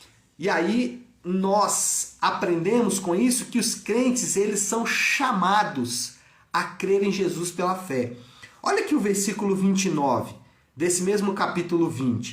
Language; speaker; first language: Portuguese; native; Portuguese